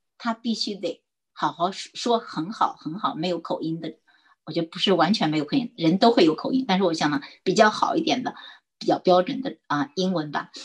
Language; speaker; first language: Chinese; native; Chinese